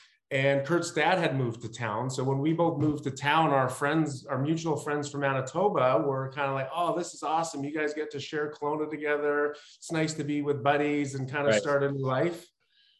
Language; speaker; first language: English; native; English